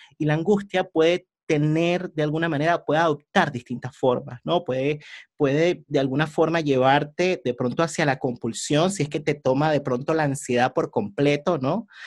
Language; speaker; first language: Spanish; native; Spanish